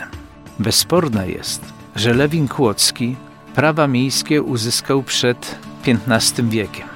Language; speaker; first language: Polish; native; Polish